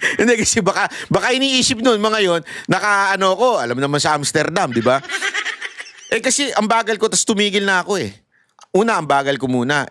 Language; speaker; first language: Filipino; native; Filipino